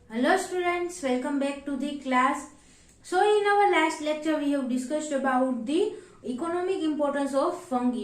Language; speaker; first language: English; non-native, local second language; Gujarati